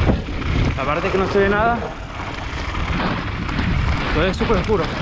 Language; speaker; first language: Spanish; native; Spanish